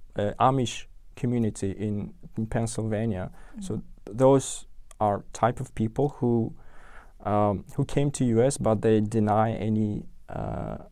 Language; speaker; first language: English; non-native, fluent; Uzbek